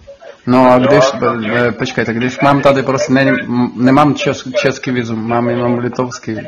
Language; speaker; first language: Czech; non-native, learner; Ukrainian